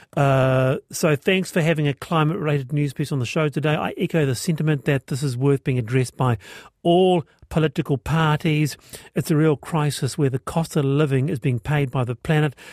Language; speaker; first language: English; native; English